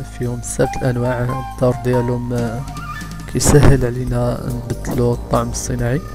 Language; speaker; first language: Arabic; native; Arabic